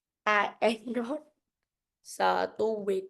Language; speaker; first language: English; non-native, learner; Vietnamese